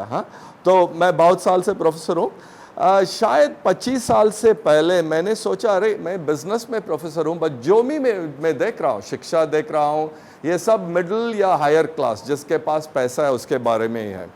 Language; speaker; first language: Hindi; non-native, local second language; Tamil